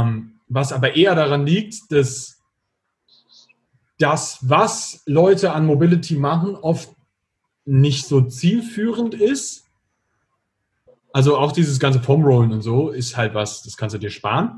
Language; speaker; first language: German; native; German